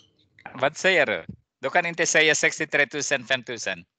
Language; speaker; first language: Swedish; non-native, fluent; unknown